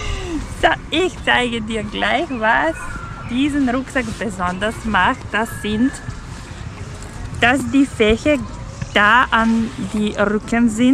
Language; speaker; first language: German; non-native, fluent; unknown